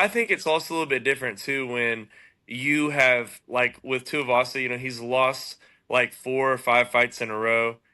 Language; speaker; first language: English; native; English